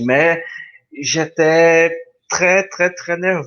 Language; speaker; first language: French; non-native, learner; Portuguese